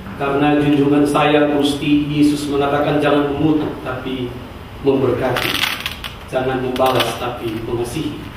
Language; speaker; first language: Indonesian; native; Indonesian